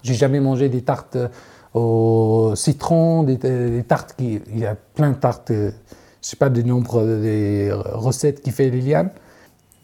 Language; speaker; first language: French; non-native, learner; Arabic